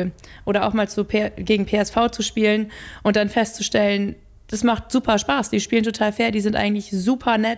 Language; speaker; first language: German; native; German